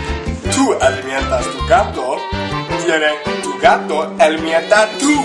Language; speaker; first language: Spanish; non-native, learner; English